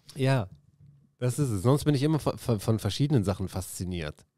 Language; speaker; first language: German; early bilingual, other home language; Arabic